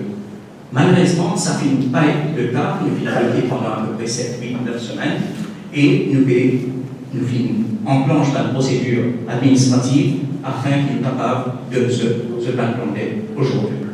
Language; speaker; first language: French; non-native, local second language; Morisyen